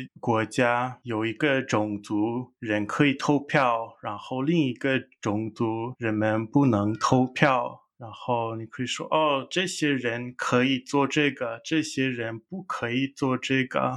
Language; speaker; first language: Chinese; non-native, fluent; English